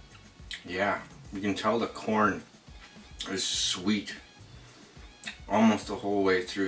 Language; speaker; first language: English; native; English